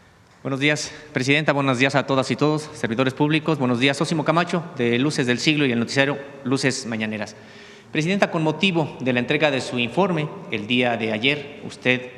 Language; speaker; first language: Spanish; native; Spanish